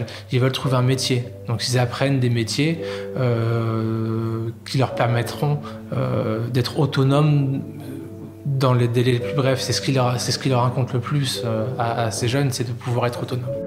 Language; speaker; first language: French; native; French